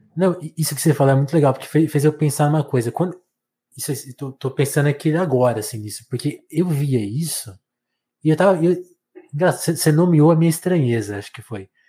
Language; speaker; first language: Portuguese; native; Portuguese